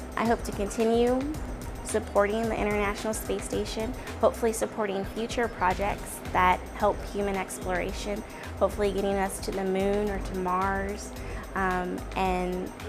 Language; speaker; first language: English; native; English